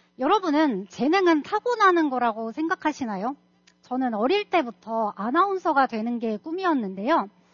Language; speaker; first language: Korean; non-native, fluent; Russian